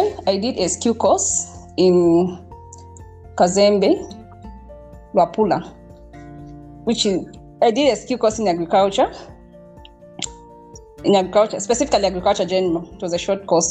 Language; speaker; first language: English; non-native, local second language; Bemba